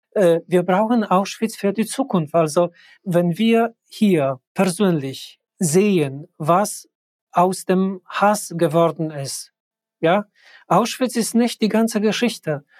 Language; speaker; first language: German; non-native, fluent; Polish